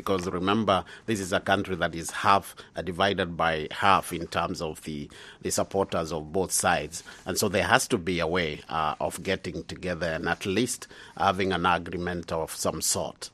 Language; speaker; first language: English; non-native, local second language; Swahili